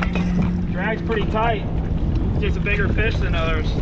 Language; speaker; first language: English; native; English